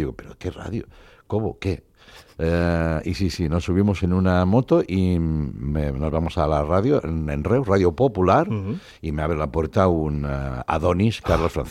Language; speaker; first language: Spanish; non-native, local second language; Catalan